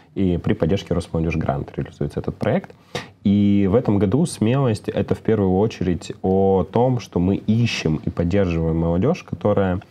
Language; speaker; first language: Russian; native; Russian